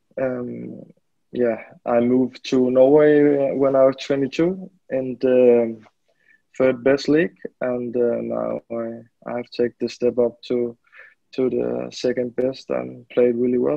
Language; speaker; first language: English; non-native, fluent; Danish